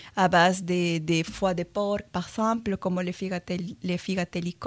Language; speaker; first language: French; non-native, fluent; Spanish